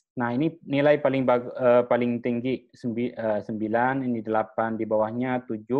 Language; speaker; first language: Indonesian; non-native, local second language; Madurese